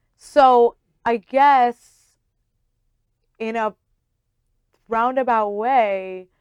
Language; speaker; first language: English; early bilingual, other home language; Spanish